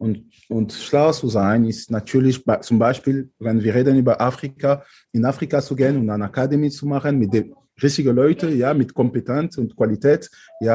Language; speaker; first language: German; non-native, fluent; French